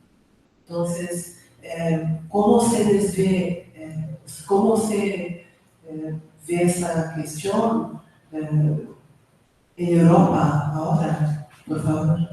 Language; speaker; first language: Spanish; non-native, fluent; Portuguese